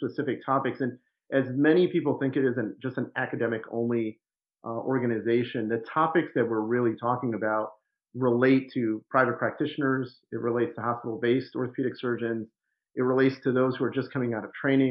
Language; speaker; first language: English; native; English